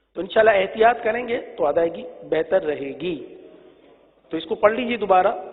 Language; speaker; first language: Urdu; native; Urdu